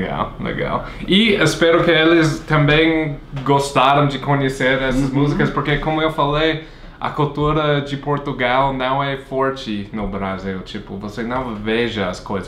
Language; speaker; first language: Portuguese; non-native, fluent; English